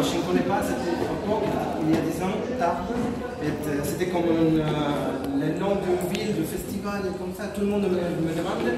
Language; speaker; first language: French; non-native, fluent; Spanish